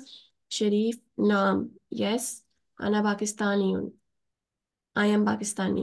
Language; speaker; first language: Urdu; native; Urdu